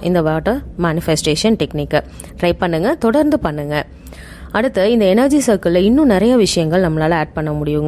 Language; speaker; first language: Tamil; native; Tamil